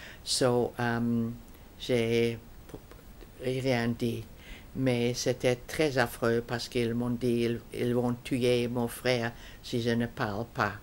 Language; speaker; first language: French; non-native, fluent; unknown